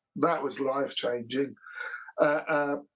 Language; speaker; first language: English; native; English